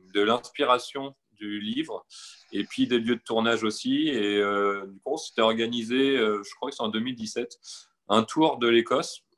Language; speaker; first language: French; native; French